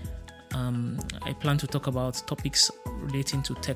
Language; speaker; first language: English; non-native, local second language; Yoruba